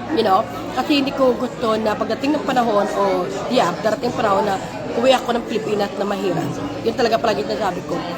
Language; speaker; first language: Filipino; non-native, local second language; Hiligaynon